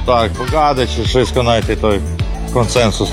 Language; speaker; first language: Polish; non-native, learner; Ukrainian